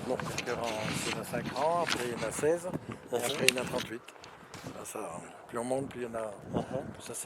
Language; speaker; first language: French; native; French